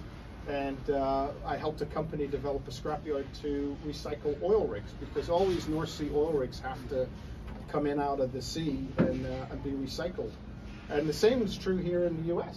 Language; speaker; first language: English; native; English